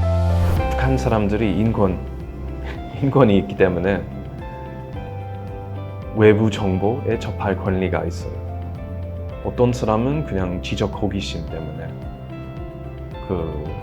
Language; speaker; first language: Korean; non-native, fluent; English